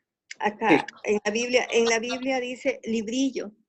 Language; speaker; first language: Spanish; native; Spanish